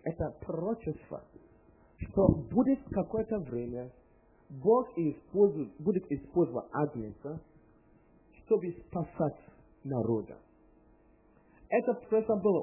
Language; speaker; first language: Russian; non-native, learner; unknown